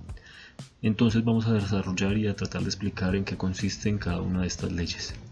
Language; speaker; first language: Spanish; native; Spanish